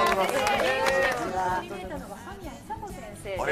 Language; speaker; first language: Japanese; native; Japanese